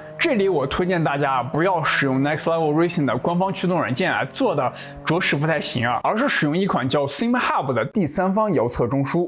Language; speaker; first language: Chinese; native; Chinese